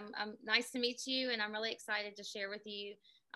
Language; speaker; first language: English; native; English